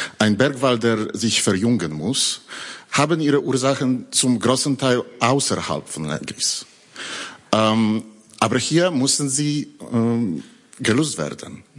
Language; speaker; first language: German; non-native, fluent; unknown